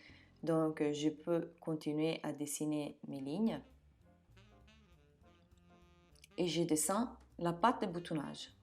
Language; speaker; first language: French; non-native, fluent; Italian